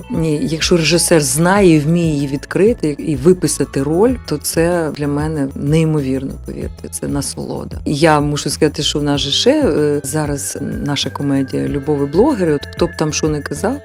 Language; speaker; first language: Ukrainian; native; Ukrainian